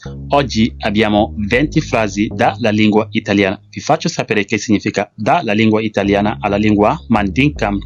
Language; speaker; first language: Italian; non-native, local second language; Mandingo